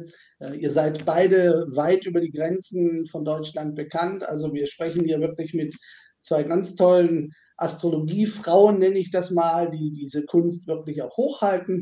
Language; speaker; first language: German; native; German